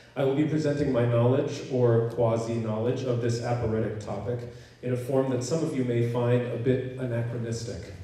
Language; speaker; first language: English; native; English